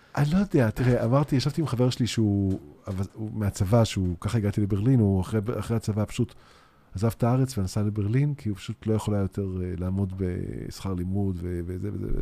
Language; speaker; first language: Hebrew; native; Hebrew